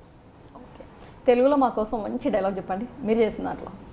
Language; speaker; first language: Telugu; native; Telugu